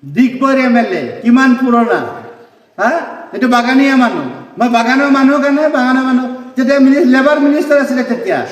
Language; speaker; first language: Assamese; non-native, local second language; Nepali